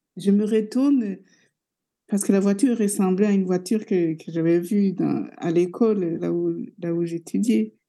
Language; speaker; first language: French; non-native, local second language; Rundi